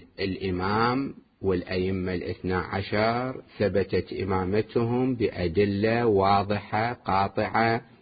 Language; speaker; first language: Arabic; native; Arabic